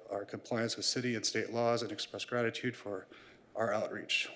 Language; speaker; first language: English; native; English